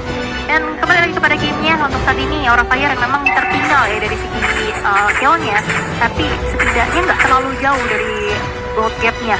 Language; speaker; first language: Indonesian; native; Indonesian